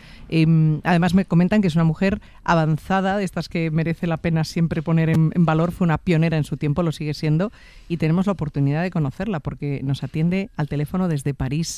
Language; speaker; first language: Spanish; native; Spanish